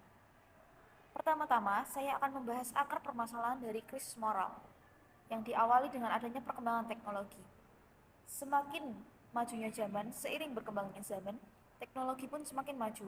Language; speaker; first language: Indonesian; native; Indonesian